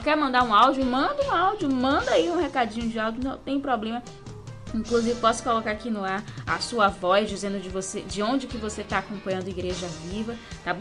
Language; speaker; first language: Portuguese; native; Portuguese